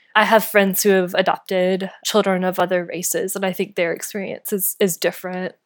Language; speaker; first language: English; native; English